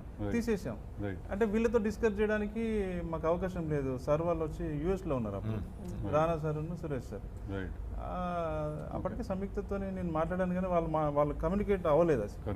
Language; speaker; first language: Telugu; native; Telugu